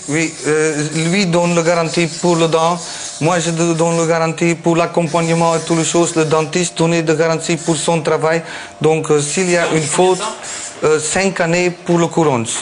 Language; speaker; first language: French; non-native, learner; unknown